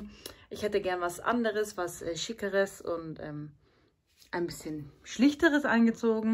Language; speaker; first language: German; early bilingual, other home language; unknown